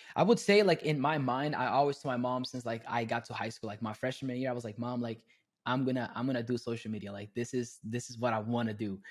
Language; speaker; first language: English; early bilingual, other home language; Spanish